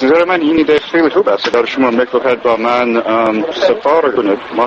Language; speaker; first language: Persian; non-native, learner; English